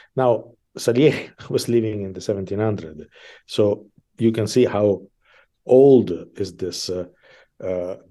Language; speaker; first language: English; non-native, fluent; Italian